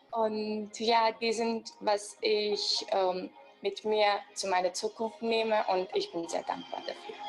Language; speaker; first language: German; non-native, fluent; Turkish